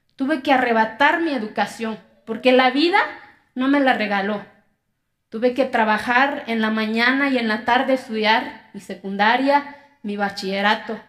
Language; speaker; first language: Spanish; non-native, local second language; Zapotec